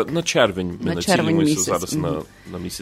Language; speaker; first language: Ukrainian; early bilingual, heritage; Ukrainian